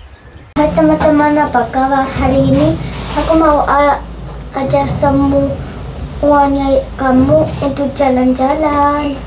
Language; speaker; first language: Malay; early bilingual, heritage; Indonesian